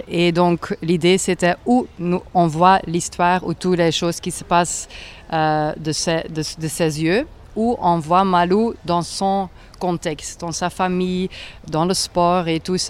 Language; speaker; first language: French; non-native, local second language; Dutch